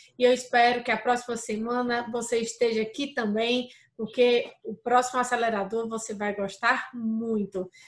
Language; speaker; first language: Portuguese; native; Portuguese